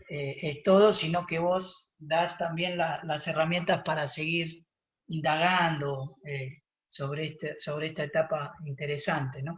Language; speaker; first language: Spanish; native; Spanish